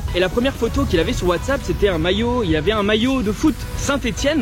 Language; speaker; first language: French; native; French